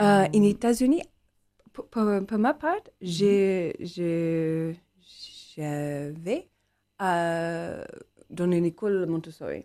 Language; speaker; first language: French; non-native, learner; English